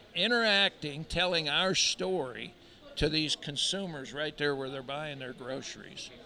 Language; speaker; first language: English; native; English